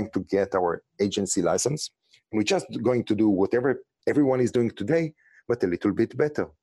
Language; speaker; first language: English; non-native, fluent; Hebrew